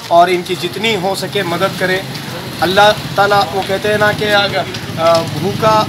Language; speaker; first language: Hindi; non-native, local second language; Urdu